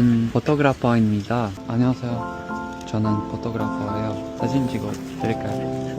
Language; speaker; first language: Korean; non-native, learner; French